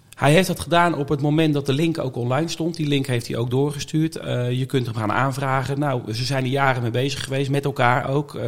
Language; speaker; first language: Dutch; native; Dutch